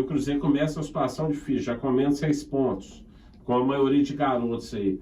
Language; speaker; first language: Portuguese; native; Portuguese